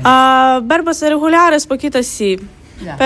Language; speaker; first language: Spanish; non-native, learner; Ukrainian